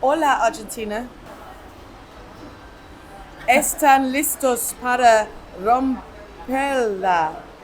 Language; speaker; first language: Spanish; non-native, learner; English